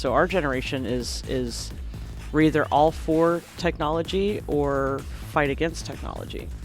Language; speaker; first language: English; native; English